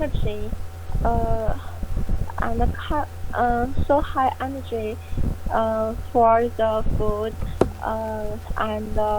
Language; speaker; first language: English; non-native, learner; Chinese